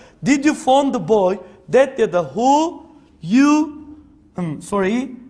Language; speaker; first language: English; non-native, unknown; Turkish